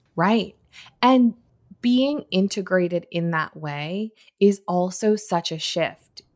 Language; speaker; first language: English; native; English